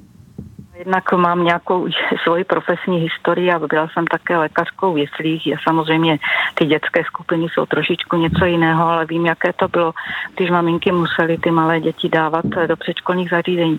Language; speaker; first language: Czech; native; Czech